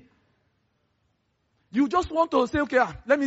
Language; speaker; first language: English; non-native, local second language; Yoruba